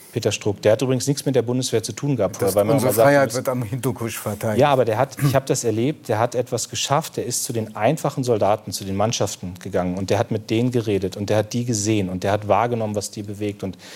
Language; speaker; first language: German; native; German